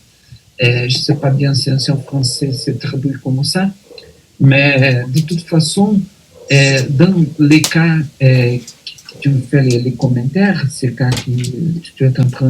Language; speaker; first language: French; non-native, fluent; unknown